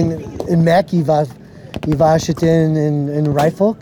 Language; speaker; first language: French; non-native, learner; English